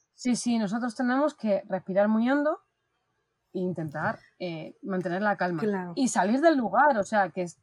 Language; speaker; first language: Spanish; native; Spanish